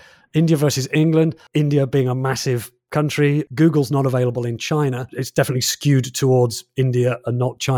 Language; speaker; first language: English; native; English